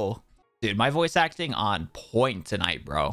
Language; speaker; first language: English; native; English